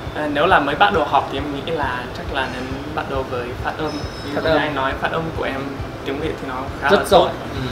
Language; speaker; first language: Vietnamese; non-native, fluent; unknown